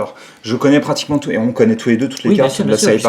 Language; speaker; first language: French; native; French